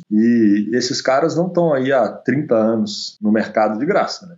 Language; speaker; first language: Portuguese; native; Portuguese